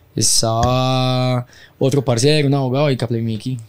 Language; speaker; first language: Spanish; native; Spanish